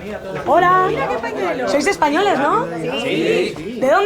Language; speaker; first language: Spanish; native; Spanish